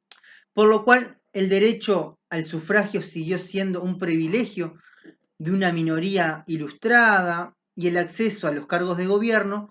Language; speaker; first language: Spanish; native; Spanish